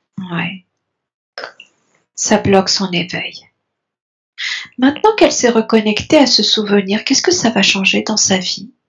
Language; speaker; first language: French; native; French